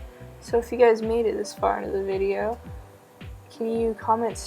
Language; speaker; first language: English; native; English